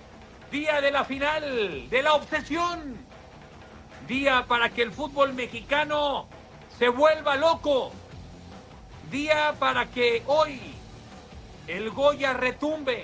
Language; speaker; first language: Spanish; native; Spanish